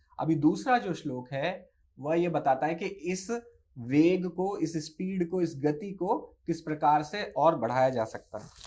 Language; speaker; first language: Hindi; native; Hindi